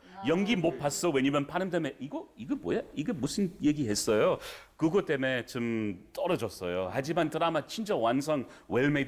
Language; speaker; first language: Korean; non-native, fluent; English